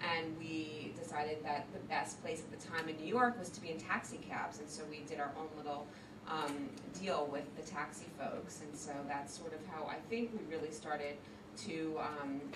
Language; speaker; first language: English; native; English